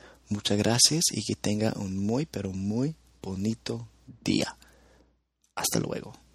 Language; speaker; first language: Spanish; non-native, fluent; English